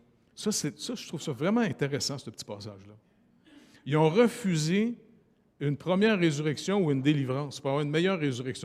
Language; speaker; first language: French; native; French